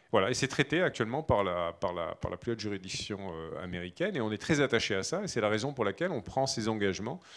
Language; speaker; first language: French; native; French